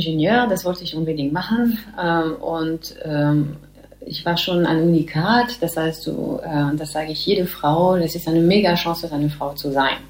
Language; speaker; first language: German; non-native, fluent; French